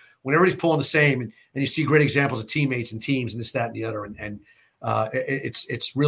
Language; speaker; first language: English; native; English